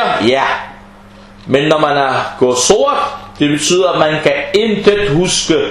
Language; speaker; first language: Danish; early bilingual, other home language; Arabic